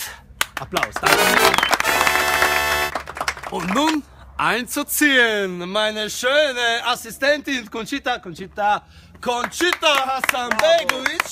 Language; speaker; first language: German; non-native, learner; Bosnian